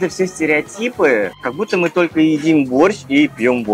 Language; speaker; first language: Russian; native; Russian